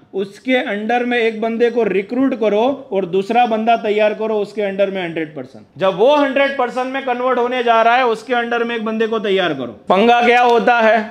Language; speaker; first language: Hindi; non-native, local second language; Gujarati